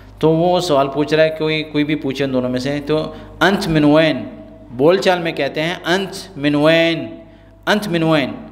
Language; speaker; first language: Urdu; non-native, local second language; Pashto